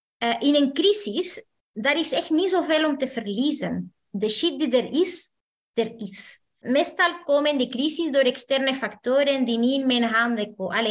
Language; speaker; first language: Dutch; non-native, fluent; Spanish